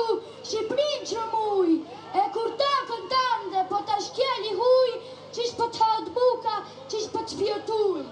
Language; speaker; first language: Albanian; early bilingual, heritage; Albanian